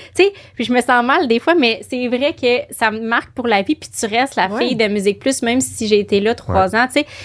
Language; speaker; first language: French; native; French